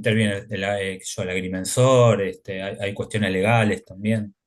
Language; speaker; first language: Spanish; native; Spanish